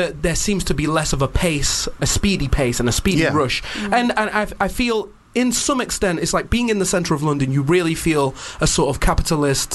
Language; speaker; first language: English; native; English